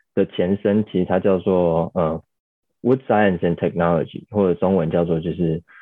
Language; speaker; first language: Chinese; native; Chinese